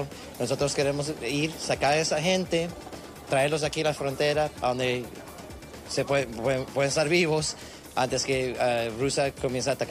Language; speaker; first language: Spanish; early bilingual, heritage; Spanish